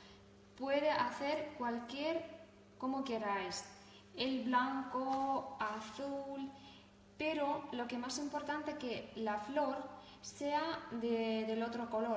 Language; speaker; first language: Spanish; non-native, fluent; Russian